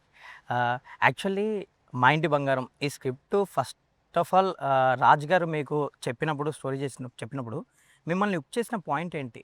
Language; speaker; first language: Telugu; native; Telugu